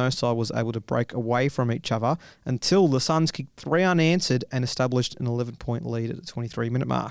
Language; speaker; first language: English; native; English